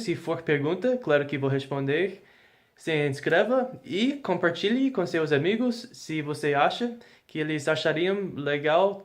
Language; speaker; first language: Portuguese; non-native, fluent; English